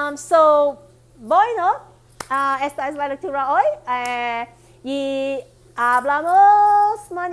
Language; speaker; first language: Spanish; non-native, learner; Cantonese